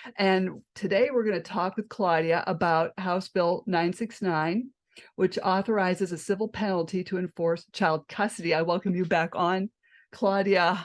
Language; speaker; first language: English; native; English